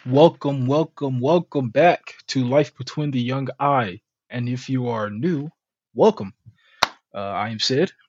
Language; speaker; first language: English; native; English